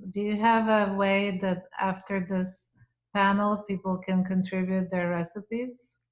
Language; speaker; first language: English; native; English